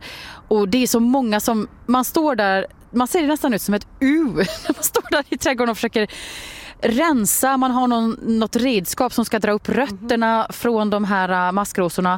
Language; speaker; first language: Swedish; native; Swedish